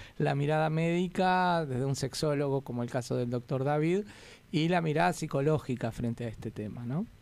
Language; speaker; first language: Spanish; native; Spanish